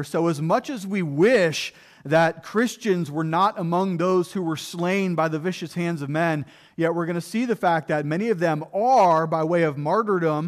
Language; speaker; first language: English; native; English